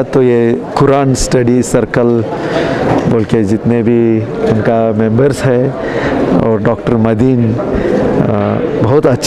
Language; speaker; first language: Hindi; non-native, local second language; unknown